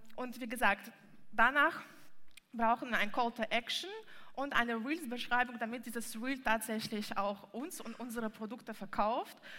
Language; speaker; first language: German; non-native, fluent; Russian